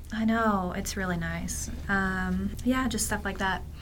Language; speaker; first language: English; non-native, fluent; Polish